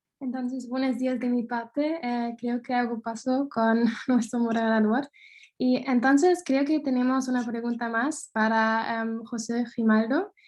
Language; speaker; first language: Spanish; non-native, fluent; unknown